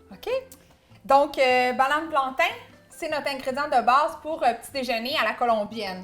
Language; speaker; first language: French; native; French